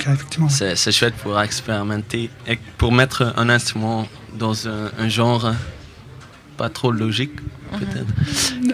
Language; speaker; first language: French; non-native, local second language; Dutch